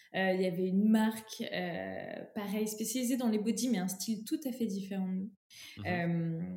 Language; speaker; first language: French; native; French